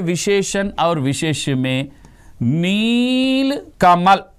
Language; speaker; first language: Hindi; non-native, local second language; Telugu